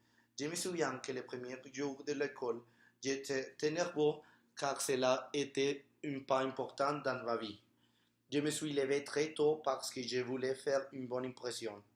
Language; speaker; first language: French; non-native, learner; Spanish